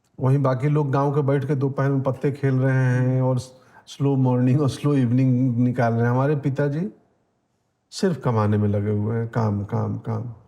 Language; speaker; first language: Hindi; native; Hindi